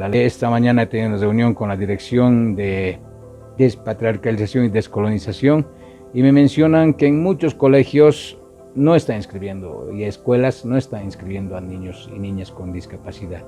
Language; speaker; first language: Spanish; native; Spanish